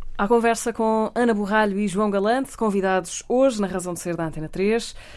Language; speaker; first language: Portuguese; native; Portuguese